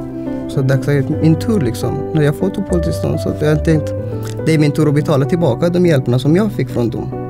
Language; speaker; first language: Swedish; non-native, fluent; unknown